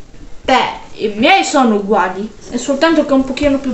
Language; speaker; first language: Italian; early bilingual, other home language; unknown